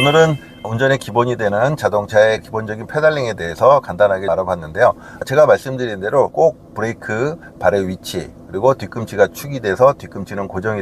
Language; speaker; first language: Korean; native; Korean